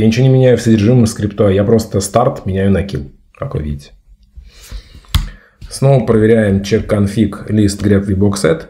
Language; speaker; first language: Russian; native; Russian